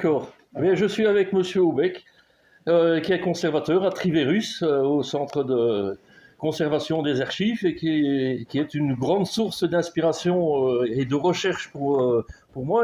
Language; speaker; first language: French; native; French